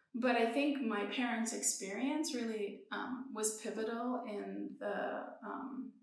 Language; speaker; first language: English; early bilingual, other home language; Persian